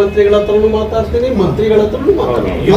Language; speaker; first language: Kannada; native; Kannada